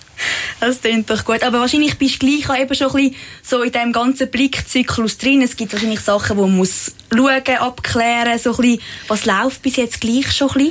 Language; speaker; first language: German; native; German